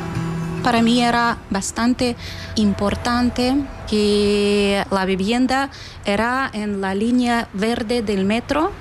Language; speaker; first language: Spanish; non-native, fluent; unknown